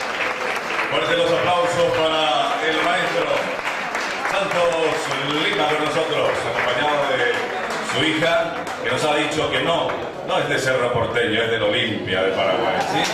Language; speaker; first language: Spanish; native; Spanish